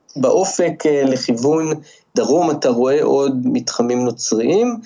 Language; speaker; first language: Hebrew; native; Hebrew